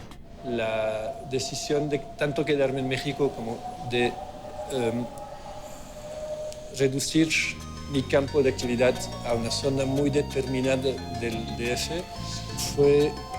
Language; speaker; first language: Spanish; non-native, fluent; Dutch